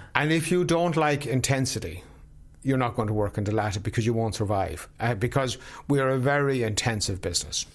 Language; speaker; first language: English; native; English